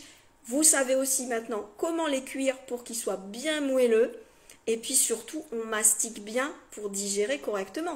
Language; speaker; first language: French; native; French